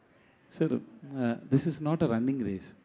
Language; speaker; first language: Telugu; non-native, learner; Tamil